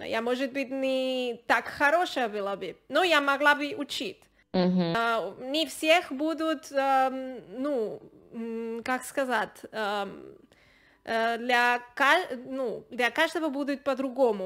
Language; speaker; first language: Russian; non-native, learner; Spanish